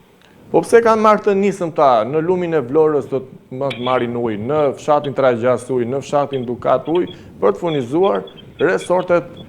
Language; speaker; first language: Albanian; native; Albanian